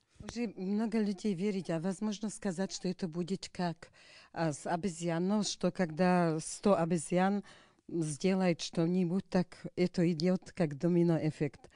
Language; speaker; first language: Russian; non-native, learner; Slovak